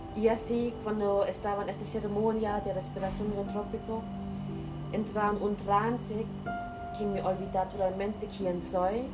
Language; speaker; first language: Spanish; non-native, learner; German